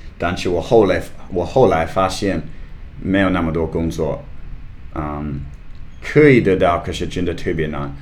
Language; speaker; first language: Chinese; non-native, learner; English